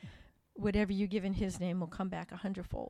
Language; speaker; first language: English; native; English